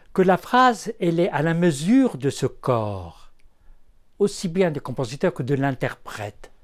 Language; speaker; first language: French; non-native, local second language; Arabic